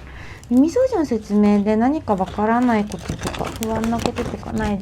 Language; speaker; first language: Japanese; native; Japanese